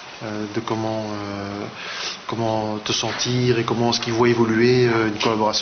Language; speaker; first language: French; native; French